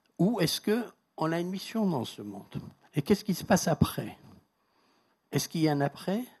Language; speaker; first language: French; non-native, fluent; Persian